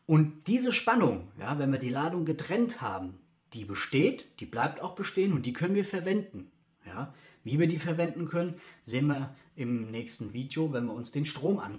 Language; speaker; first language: German; native; German